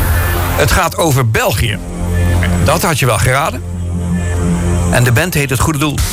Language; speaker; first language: Dutch; native; Dutch